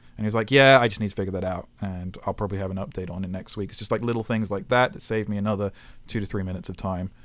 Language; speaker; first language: English; native; English